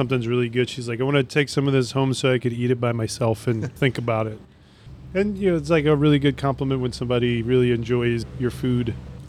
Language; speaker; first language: English; native; English